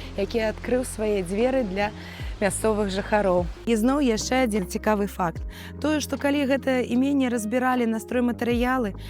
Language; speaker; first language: Belarusian; native; Belarusian